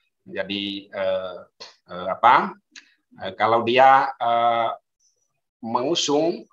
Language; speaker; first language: Indonesian; native; Indonesian